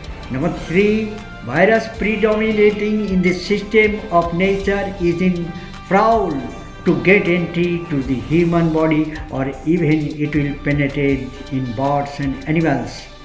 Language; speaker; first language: English; non-native, local second language; Bangla